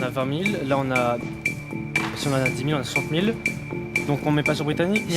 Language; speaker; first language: French; native; French